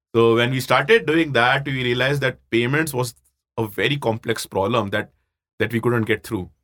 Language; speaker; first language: English; non-native, local second language; Hindi